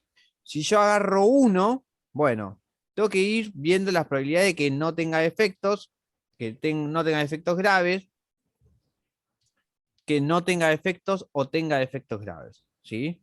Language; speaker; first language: Spanish; native; Spanish